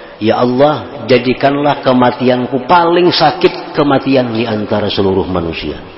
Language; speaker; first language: Indonesian; non-native, local second language; Banjar